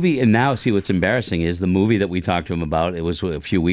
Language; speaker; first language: English; native; English